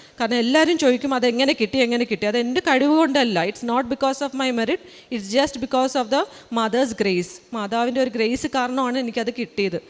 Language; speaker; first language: Malayalam; early bilingual, heritage; Malayalam